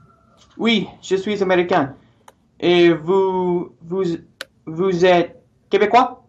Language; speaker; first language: French; non-native, learner; English